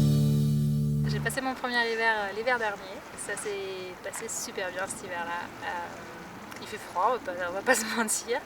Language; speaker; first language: French; native; French